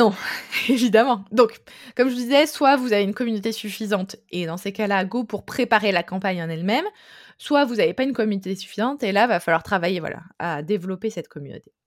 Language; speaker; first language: French; native; French